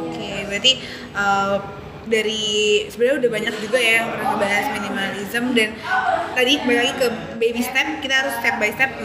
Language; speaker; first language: Indonesian; native; Indonesian